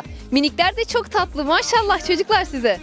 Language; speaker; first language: Turkish; native; Turkish